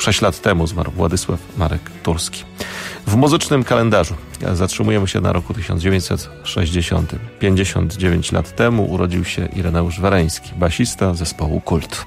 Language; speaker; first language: Polish; native; Polish